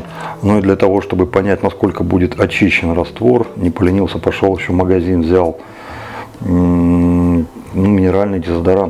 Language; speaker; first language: Russian; native; Russian